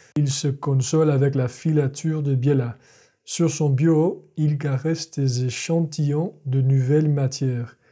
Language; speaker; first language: French; non-native, fluent; English